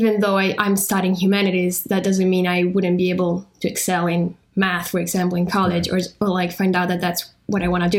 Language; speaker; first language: English; non-native, fluent; Italian